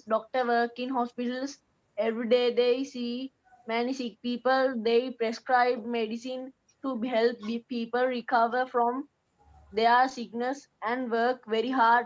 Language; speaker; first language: English; non-native, learner; Sinhala